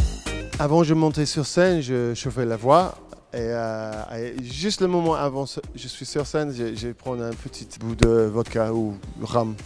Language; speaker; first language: French; non-native, fluent; English